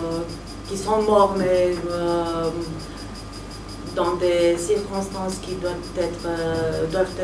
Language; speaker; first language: French; non-native, fluent; Romanian